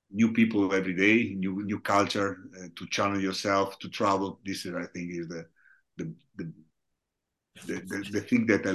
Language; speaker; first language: English; non-native, fluent; Italian